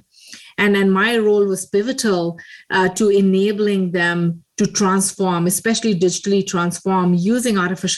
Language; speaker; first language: English; non-native, local second language; Hindi